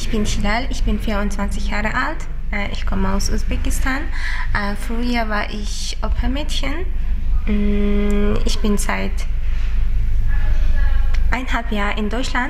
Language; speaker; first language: German; non-native, learner; Uzbek